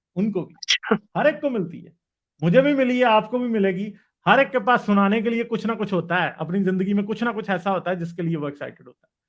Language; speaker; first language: Urdu; native; Urdu